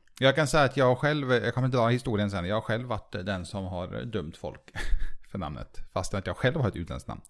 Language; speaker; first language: Swedish; early bilingual, other home language; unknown